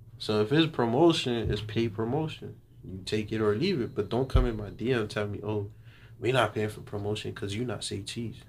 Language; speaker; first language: English; early bilingual, other home language; Haitian Creole